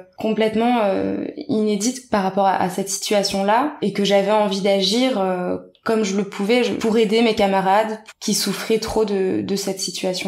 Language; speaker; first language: French; native; French